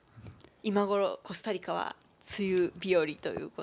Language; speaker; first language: Japanese; native; Japanese